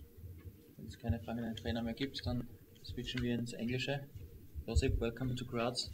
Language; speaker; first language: German; native; German